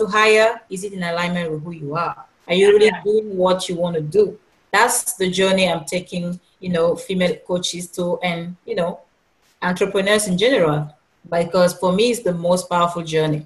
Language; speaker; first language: English; non-native, local second language; French